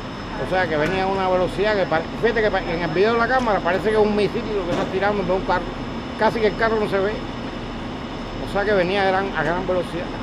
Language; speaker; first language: Spanish; native; Spanish